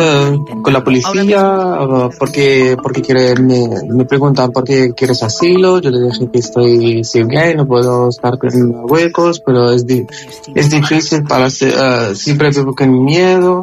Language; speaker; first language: Spanish; non-native, learner; Arabic